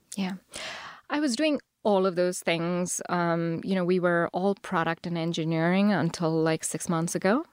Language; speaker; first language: English; non-native, local second language; Telugu